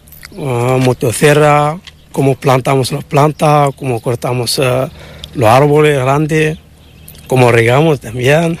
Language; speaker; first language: Spanish; non-native, learner; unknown